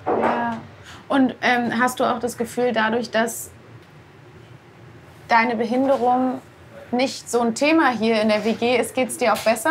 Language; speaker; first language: German; native; German